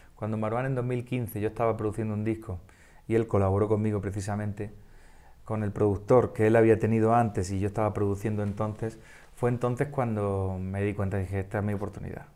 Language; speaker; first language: Spanish; native; Spanish